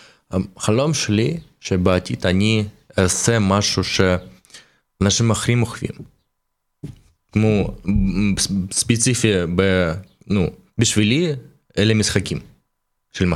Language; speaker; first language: Hebrew; non-native, learner; Russian